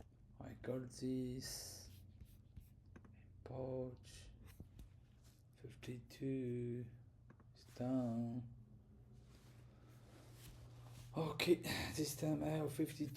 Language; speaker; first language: English; non-native, learner; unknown